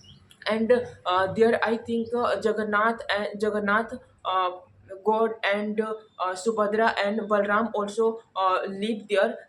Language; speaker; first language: English; non-native, learner; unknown